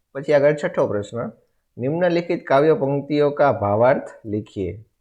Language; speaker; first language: Hindi; non-native, local second language; Gujarati